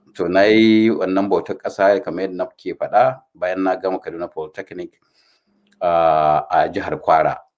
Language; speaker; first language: Hausa; native; Hausa